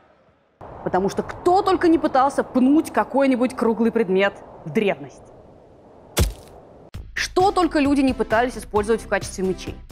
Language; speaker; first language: Russian; native; Russian